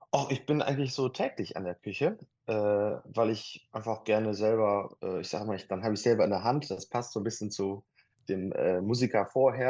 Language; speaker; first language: German; native; German